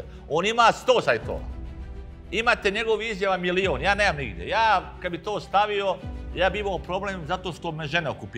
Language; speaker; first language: Serbian; native; Serbian